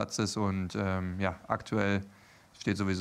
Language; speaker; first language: German; native; German